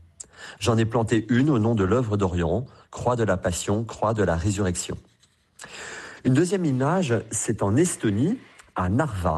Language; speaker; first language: French; native; French